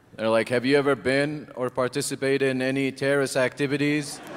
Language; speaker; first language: English; non-native, fluent; Arabic